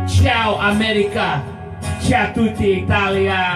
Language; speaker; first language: Italian; early bilingual, heritage; English